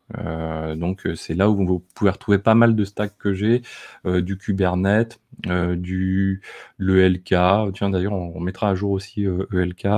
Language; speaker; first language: French; native; French